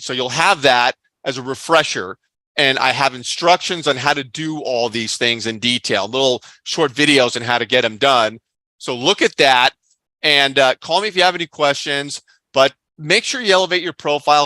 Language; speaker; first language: English; native; English